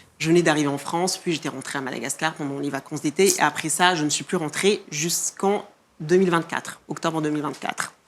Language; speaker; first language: French; non-native, local second language; Malagasy